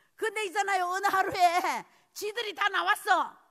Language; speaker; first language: Korean; early bilingual, heritage; Korean